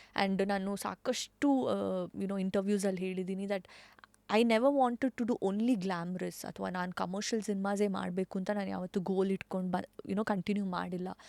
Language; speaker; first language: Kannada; non-native, local second language; Tulu